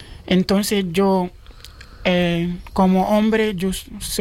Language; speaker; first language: Spanish; non-native, learner; Bambara